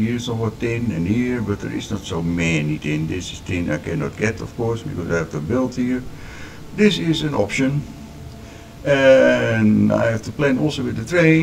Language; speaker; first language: English; non-native, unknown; Dutch